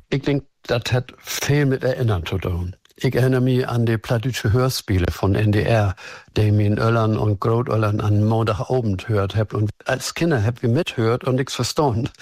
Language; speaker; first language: German; native; German